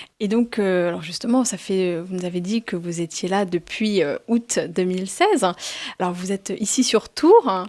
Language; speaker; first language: French; native; French